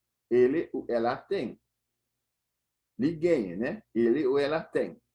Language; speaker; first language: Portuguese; non-native, fluent; Haitian Creole